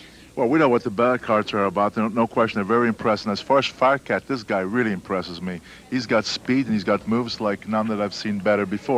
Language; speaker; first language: English; native; English